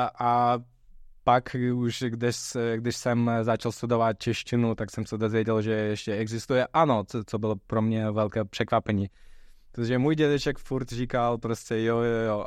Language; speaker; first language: Czech; non-native, fluent; Russian